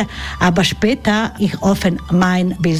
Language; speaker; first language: German; non-native, learner; Croatian